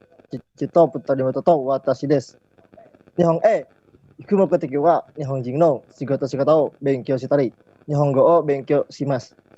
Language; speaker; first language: Japanese; non-native, learner; Indonesian